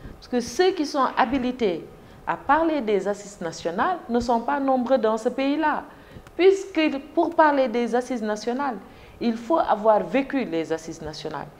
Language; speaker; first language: French; non-native, local second language; Wolof